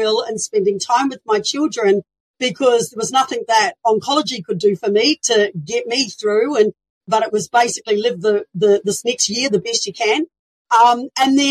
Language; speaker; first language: English; native; English